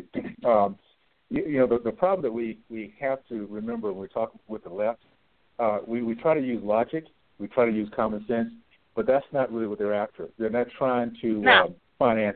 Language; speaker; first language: English; native; English